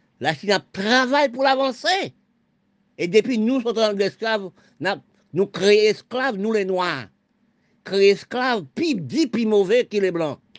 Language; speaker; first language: French; non-native, local second language; Haitian Creole